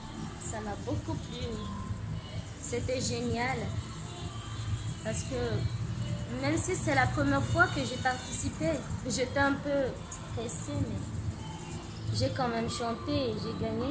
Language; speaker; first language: French; non-native, local second language; Comorian